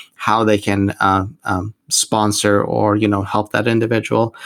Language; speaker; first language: English; non-native, fluent; Persian